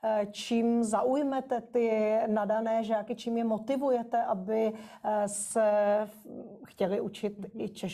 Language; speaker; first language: Czech; native; Czech